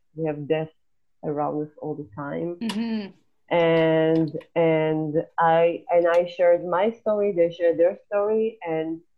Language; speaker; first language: English; non-native, fluent; Hebrew